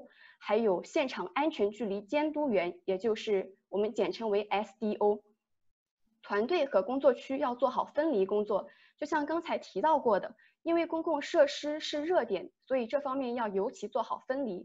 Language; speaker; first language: Chinese; native; Chinese